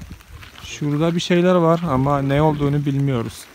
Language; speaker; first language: Turkish; non-native, fluent; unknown